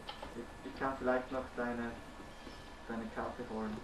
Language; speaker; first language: German; native; German